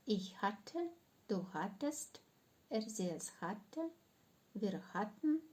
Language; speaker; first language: German; non-native, fluent; Ukrainian